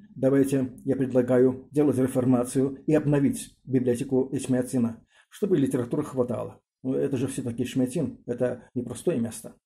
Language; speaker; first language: Russian; non-native, local second language; Armenian